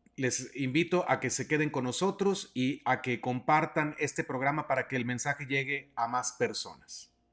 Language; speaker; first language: Spanish; native; Spanish